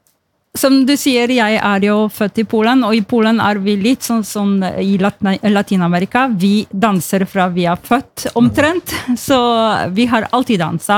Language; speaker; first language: Norwegian; non-native, fluent; Polish